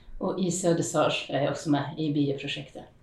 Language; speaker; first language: Norwegian; non-native, fluent; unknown